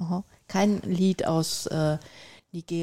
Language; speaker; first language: German; native; German